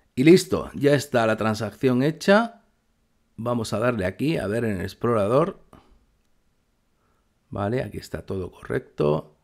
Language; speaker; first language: Spanish; native; Spanish